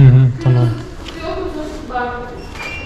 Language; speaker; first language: Turkish; non-native, learner; Bashkir